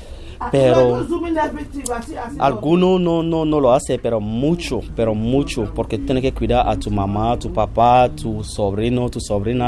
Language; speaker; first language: Spanish; non-native, fluent; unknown